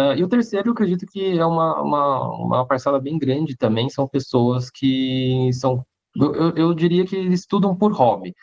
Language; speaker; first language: Portuguese; early bilingual, other home language; Hakka Chinese